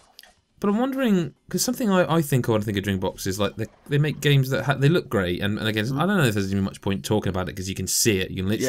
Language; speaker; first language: English; native; English